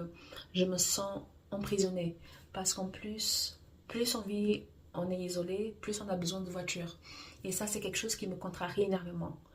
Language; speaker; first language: French; non-native, fluent; Portuguese